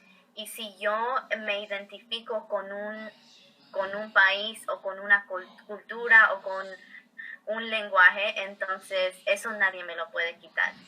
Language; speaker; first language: Spanish; early bilingual, heritage; Spanish